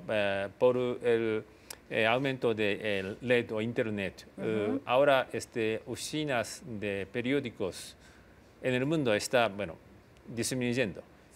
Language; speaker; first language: Spanish; non-native, fluent; Japanese